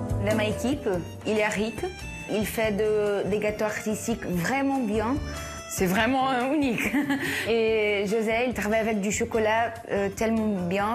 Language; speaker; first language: French; non-native, learner; Portuguese